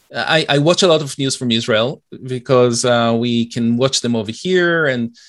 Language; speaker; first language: English; non-native, fluent; Hebrew